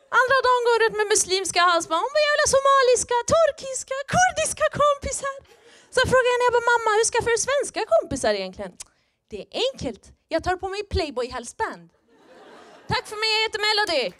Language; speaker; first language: Swedish; early bilingual, other home language; Persian